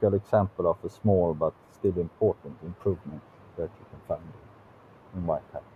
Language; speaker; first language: English; non-native, fluent; Swedish